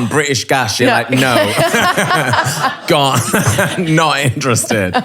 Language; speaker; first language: English; native; English